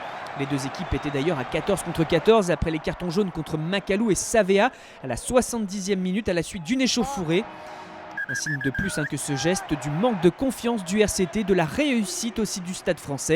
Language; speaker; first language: French; native; French